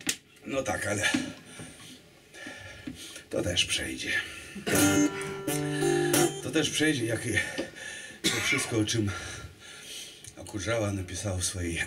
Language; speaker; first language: Polish; non-native, fluent; Russian